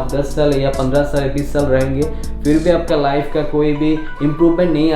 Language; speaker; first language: Hindi; non-native, fluent; Bangla